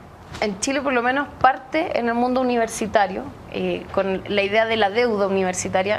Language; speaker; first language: Spanish; native; Spanish